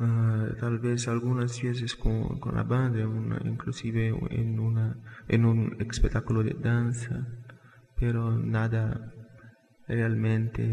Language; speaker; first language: Spanish; non-native, fluent; Portuguese